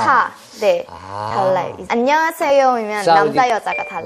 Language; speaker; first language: Korean; non-native, learner; Thai